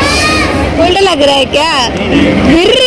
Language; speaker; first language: Hindi; native; Hindi